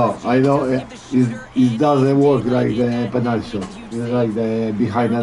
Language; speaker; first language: English; non-native, learner; Polish